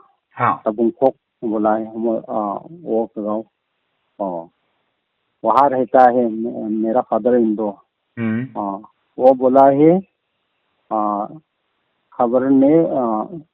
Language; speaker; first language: Hindi; non-native, local second language; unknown